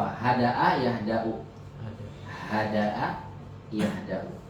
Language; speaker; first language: Arabic; non-native, fluent; Indonesian